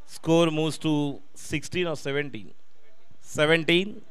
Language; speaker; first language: English; non-native, local second language; Marathi